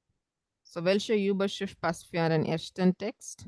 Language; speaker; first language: German; non-native, fluent; Tamil